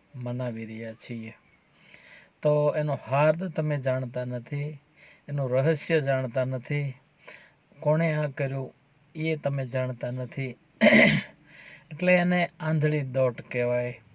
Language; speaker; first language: Gujarati; native; Gujarati